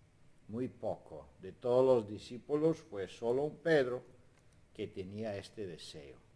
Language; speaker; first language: Spanish; non-native, fluent; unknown